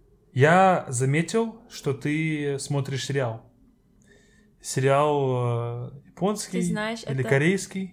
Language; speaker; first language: Russian; non-native, fluent; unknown